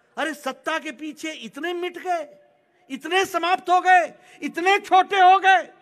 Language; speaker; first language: Hindi; native; Hindi